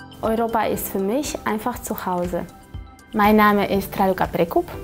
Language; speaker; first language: German; non-native, fluent; Romanian